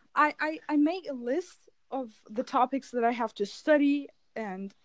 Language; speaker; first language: English; non-native, fluent; German